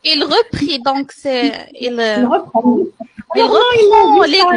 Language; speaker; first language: French; non-native, learner; Arabic